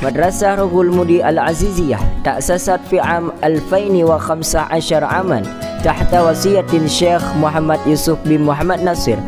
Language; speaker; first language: Arabic; non-native, learner; Indonesian